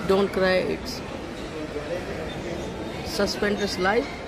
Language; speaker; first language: English; non-native, learner; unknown